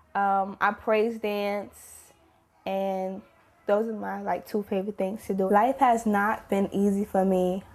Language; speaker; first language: English; native; English